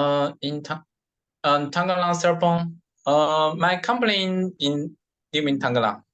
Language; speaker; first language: English; non-native, learner; Chinese